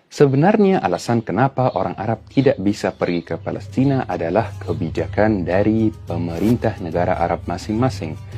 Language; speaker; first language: Malay; non-native, fluent; Arabic